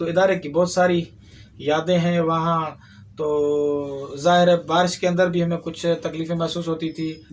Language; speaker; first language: Urdu; non-native, local second language; Sindhi